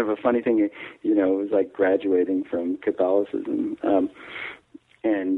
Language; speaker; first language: English; native; English